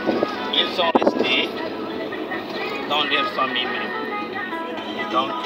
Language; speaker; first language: French; non-native, local second language; Malagasy